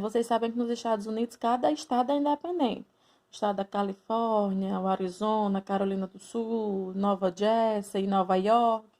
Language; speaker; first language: Portuguese; native; Portuguese